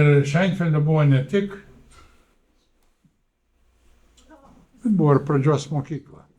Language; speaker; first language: Lithuanian; native; Lithuanian